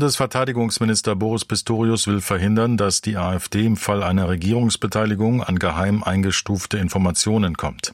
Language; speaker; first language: German; native; German